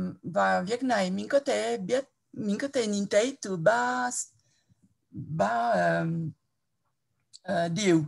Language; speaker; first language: Vietnamese; non-native, fluent; French